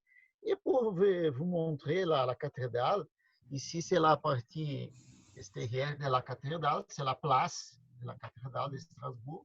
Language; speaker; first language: French; non-native, learner; Portuguese